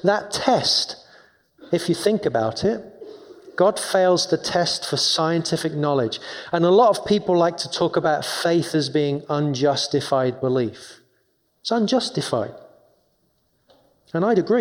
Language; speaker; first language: English; native; English